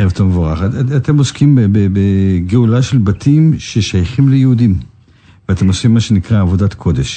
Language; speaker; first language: Hebrew; native; Hebrew